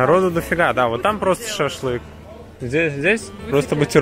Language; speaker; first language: Russian; native; Russian